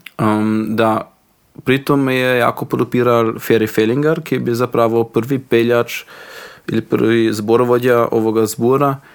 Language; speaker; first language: Slovenian; non-native, learner; Croatian